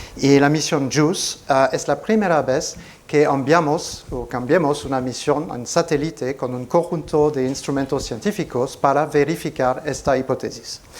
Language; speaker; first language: Spanish; non-native, fluent; French